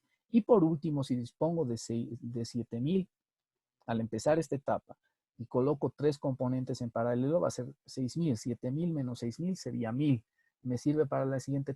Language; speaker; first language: Spanish; native; Spanish